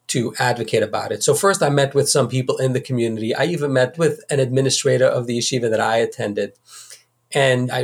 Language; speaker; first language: English; native; English